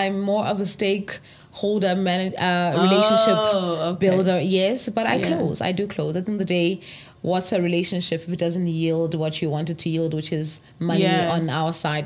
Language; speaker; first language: English; non-native, local second language; Zulu